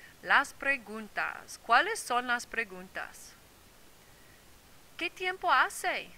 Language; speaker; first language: Spanish; non-native, fluent; English